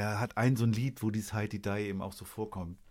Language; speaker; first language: German; native; German